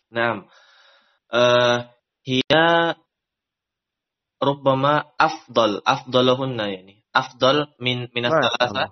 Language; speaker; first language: Arabic; non-native, fluent; Indonesian